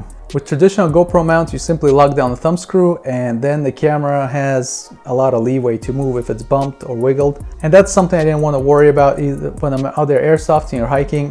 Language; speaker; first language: English; native; English